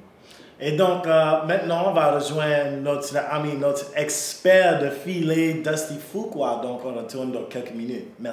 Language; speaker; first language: French; non-native, local second language; English